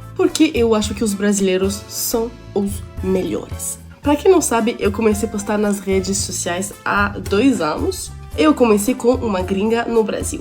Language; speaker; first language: Portuguese; non-native, fluent; English